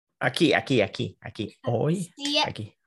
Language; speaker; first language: Spanish; non-native, fluent; English